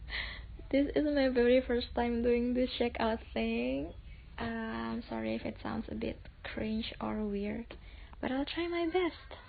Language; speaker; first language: English; non-native, fluent; Indonesian